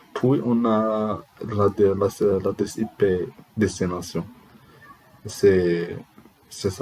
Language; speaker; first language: French; non-native, learner; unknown